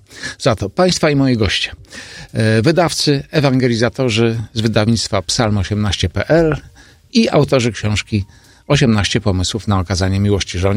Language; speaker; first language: Polish; native; Polish